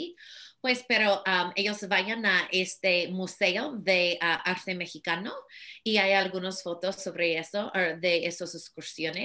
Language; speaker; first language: Spanish; non-native, fluent; English